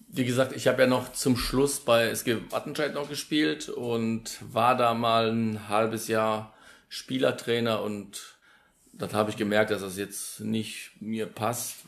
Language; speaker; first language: German; early bilingual, other home language; Polish